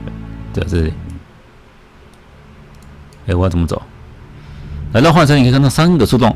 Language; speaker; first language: Chinese; native; Chinese